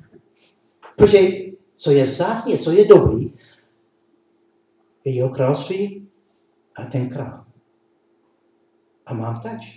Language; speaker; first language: Czech; non-native, learner; English